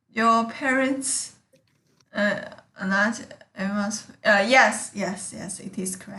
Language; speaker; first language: English; non-native, learner; Chinese